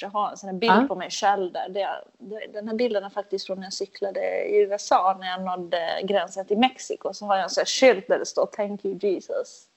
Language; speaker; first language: Swedish; native; Swedish